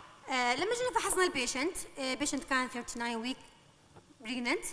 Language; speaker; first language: Arabic; native; Arabic